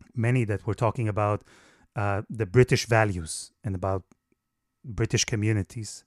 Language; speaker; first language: English; non-native, fluent; Hebrew